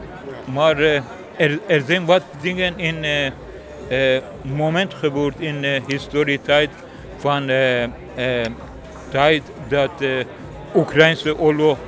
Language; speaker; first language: Dutch; non-native, learner; Persian